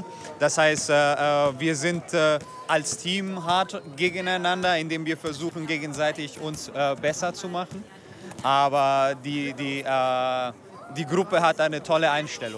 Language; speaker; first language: German; non-native, fluent; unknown